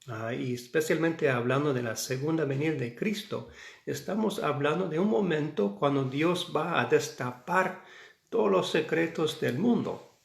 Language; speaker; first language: Spanish; non-native, fluent; English